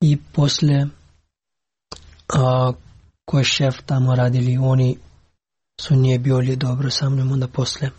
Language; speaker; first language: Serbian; non-native, learner; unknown